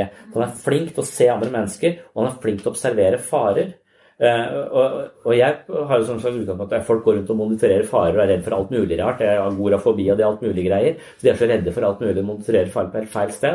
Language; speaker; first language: Norwegian; native; Norwegian